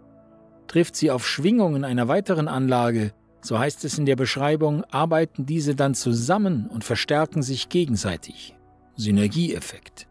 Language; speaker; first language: German; native; German